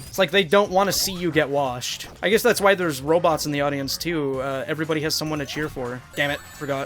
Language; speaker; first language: English; native; English